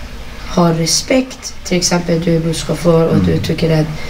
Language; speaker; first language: Swedish; non-native, fluent; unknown